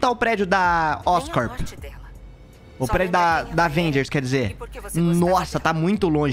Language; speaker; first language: Portuguese; native; Portuguese